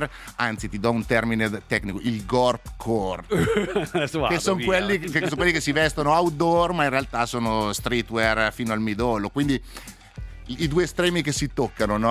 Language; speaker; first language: Italian; native; Italian